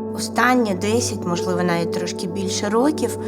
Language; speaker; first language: Ukrainian; non-native, local second language; Russian